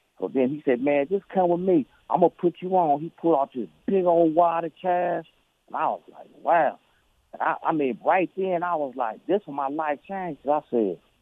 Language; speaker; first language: English; native; English